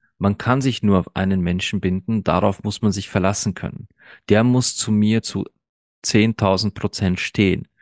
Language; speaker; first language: German; early bilingual, other home language; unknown